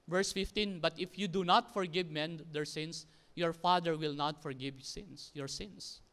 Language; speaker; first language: English; non-native, local second language; Filipino